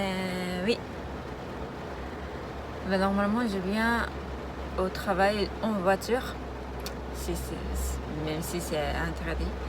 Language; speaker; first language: French; non-native, learner; Japanese